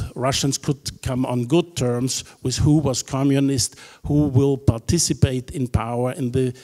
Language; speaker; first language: English; non-native, fluent; German